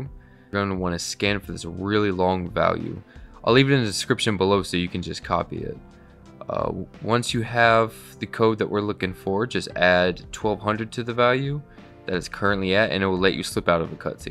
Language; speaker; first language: English; native; English